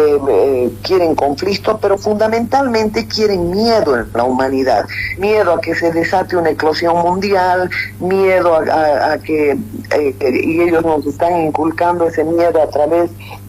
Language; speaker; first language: Spanish; native; Spanish